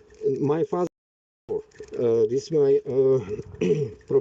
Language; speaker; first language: English; non-native, learner; Bashkir